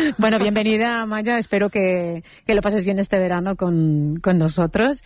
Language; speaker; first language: Spanish; native; Spanish